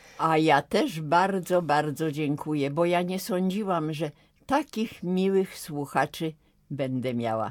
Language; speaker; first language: Polish; native; Polish